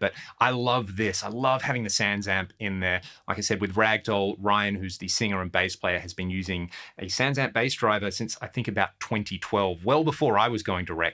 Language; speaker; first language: English; native; English